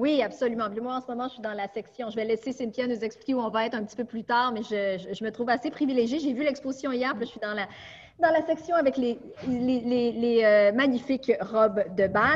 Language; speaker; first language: French; native; French